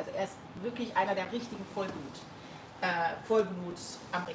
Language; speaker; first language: German; native; German